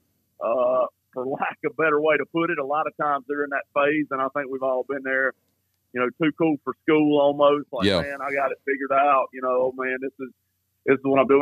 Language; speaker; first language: English; native; English